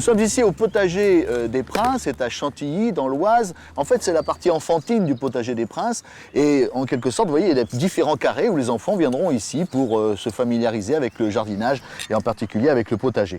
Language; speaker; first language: French; native; French